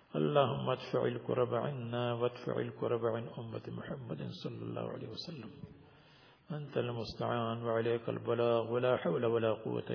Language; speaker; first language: Urdu; native; Urdu